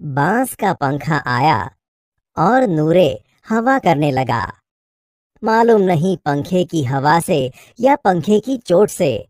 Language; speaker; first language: Hindi; non-native, local second language; Gujarati